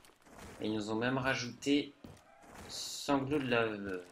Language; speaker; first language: French; native; French